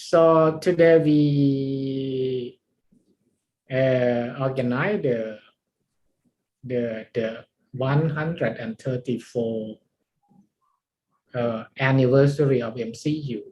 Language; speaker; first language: English; non-native, learner; Thai